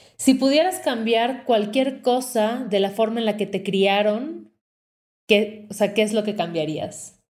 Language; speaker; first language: Spanish; native; Spanish